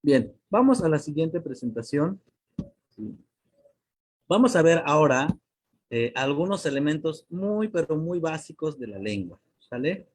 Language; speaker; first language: Spanish; non-native, local second language; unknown